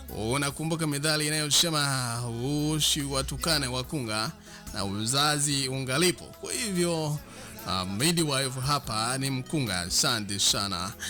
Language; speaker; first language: Swahili; non-native, local second language; Gusii